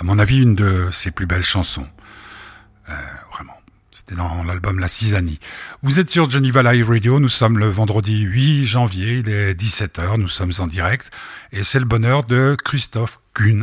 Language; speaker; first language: French; native; French